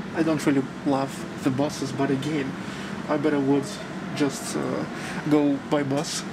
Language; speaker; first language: English; non-native, fluent; Russian